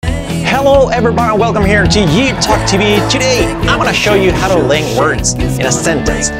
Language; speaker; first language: English; non-native, fluent; Spanish